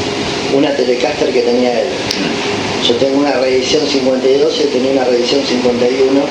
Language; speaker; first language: Spanish; native; Spanish